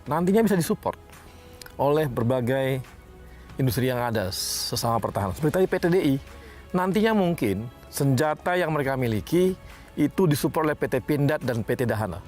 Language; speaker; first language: Indonesian; native; Indonesian